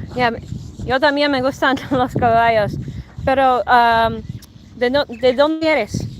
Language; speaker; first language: Spanish; early bilingual, heritage; Spanish